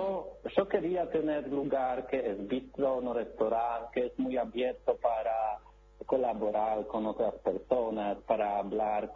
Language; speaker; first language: Spanish; non-native, learner; Polish